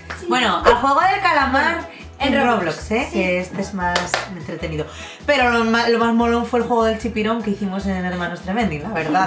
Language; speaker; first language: Spanish; native; Spanish